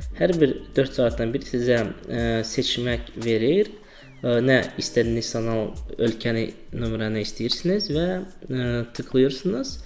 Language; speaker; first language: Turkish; non-native, learner; Azerbaijani